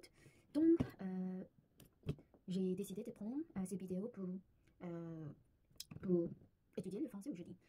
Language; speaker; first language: French; non-native, learner; Korean